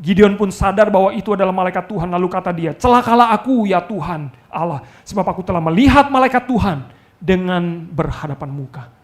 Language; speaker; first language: Indonesian; native; Indonesian